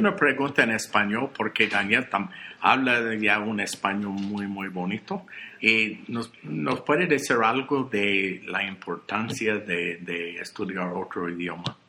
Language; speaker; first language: Spanish; non-native, learner; English